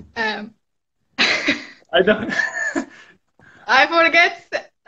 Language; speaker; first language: English; non-native, learner; Arabic